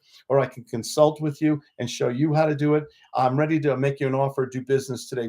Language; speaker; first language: English; native; English